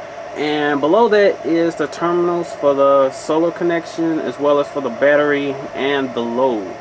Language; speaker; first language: English; native; English